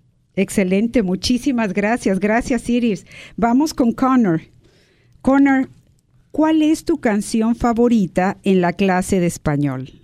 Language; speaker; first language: Spanish; native; Spanish